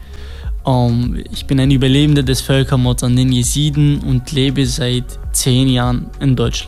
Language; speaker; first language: German; non-native, fluent; Kurdish